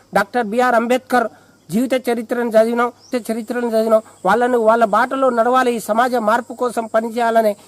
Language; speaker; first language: Telugu; non-native, local second language; Lambadi